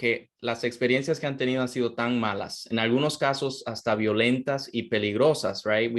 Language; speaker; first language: Spanish; non-native, fluent; English